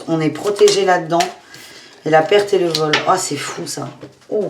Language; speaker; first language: French; native; French